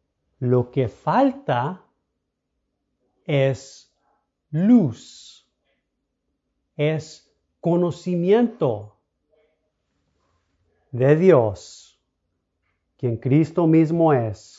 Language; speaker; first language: Spanish; early bilingual, heritage; Spanish